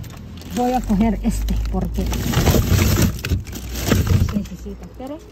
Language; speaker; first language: Spanish; non-native, learner; Filipino